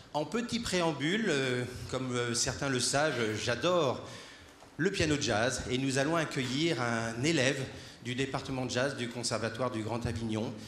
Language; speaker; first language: French; native; French